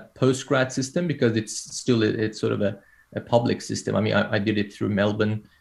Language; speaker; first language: English; non-native, fluent; Persian